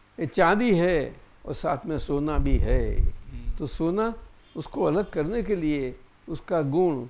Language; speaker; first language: Hindi; non-native, local second language; Gujarati